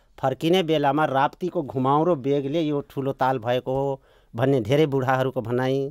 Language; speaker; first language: Nepali; non-native, local second language; Dangaura Tharu